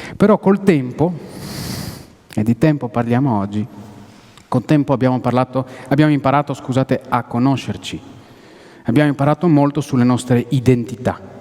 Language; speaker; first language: Italian; non-native, fluent; Hebrew